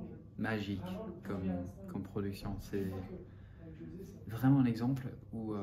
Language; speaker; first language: French; non-native, fluent; English